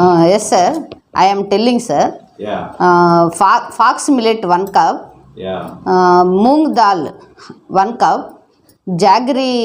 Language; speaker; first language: English; non-native, learner; Telugu